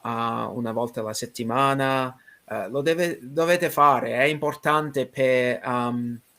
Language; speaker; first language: Italian; non-native, learner; English